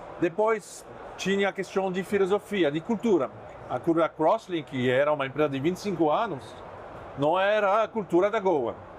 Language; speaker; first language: Portuguese; non-native, fluent; French